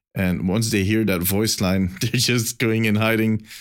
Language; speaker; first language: English; non-native, fluent; Dutch